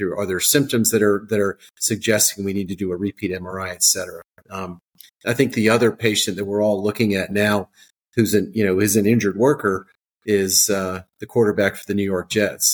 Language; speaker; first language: English; native; English